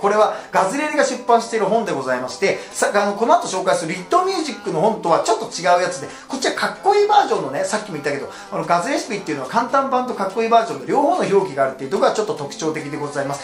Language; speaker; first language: Japanese; native; Japanese